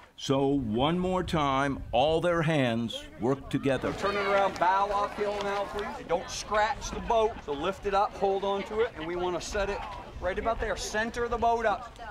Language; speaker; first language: English; native; English